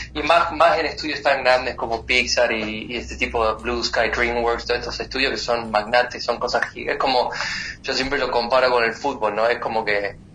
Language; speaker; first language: Spanish; native; Spanish